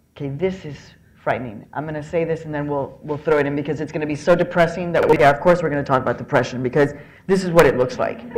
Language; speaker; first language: English; early bilingual, other home language; Spanish